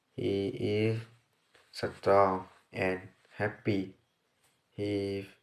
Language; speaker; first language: English; non-native, learner; Thai